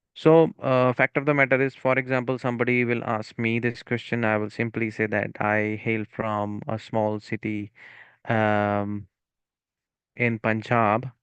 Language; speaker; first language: English; non-native, local second language; Punjabi